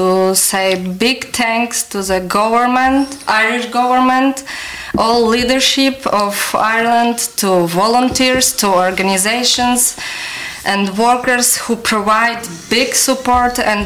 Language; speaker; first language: English; non-native, learner; Ukrainian